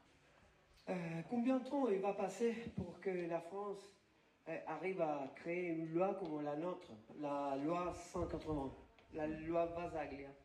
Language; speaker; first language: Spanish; non-native, learner; Italian